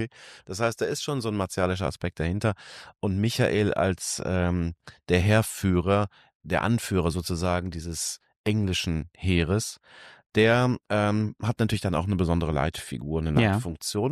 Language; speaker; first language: German; native; German